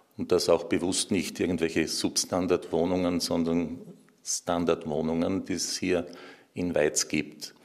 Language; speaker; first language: German; native; German